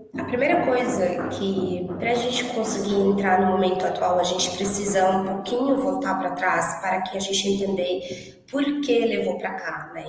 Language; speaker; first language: Portuguese; non-native, fluent; Arabic